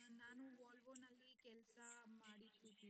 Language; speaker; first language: Kannada; non-native, learner; Hindi